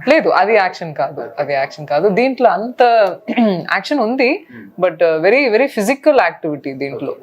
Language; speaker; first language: Telugu; non-native, local second language; Tamil